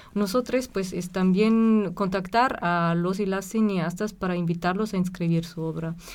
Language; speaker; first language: Spanish; non-native, fluent; German